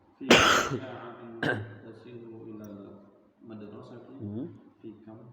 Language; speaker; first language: Arabic; non-native, learner; Indonesian